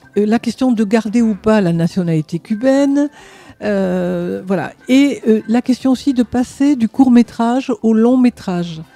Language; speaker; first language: French; native; French